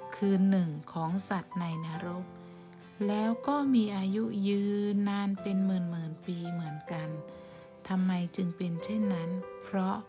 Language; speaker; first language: Thai; native; Thai